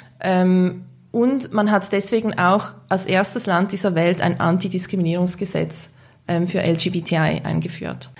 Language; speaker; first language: German; native; German